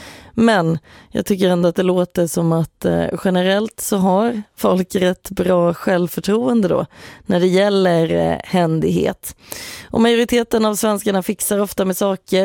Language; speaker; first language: Swedish; native; Swedish